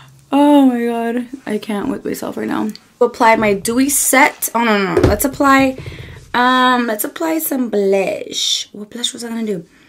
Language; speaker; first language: English; early bilingual, other home language; Spanish